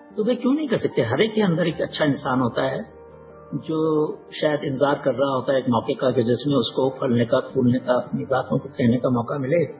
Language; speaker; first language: Hindi; native; Hindi